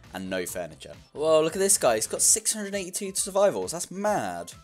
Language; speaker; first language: English; native; English